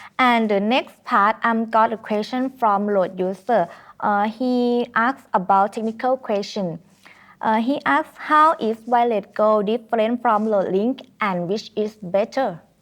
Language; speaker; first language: English; non-native, learner; Thai